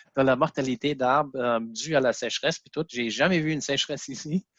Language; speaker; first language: French; non-native, fluent; German